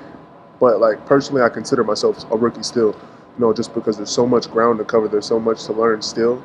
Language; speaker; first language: English; native; English